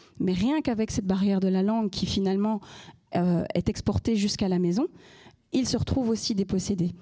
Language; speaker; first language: French; native; French